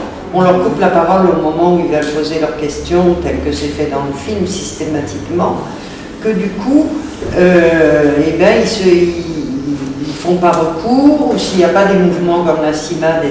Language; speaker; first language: French; native; French